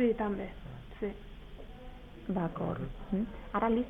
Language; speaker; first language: Catalan; non-native, learner; Spanish